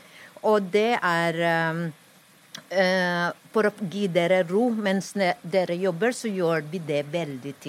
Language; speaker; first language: Norwegian; non-native, fluent; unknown